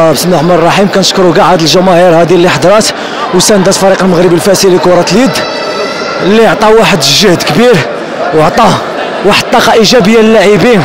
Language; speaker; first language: Arabic; native; Arabic